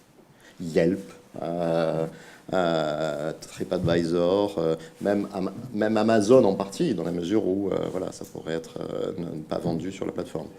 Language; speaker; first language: French; native; French